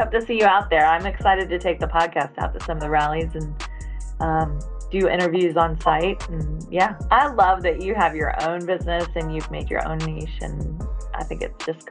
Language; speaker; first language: English; native; English